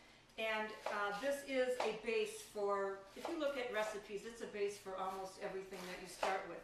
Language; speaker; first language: English; native; English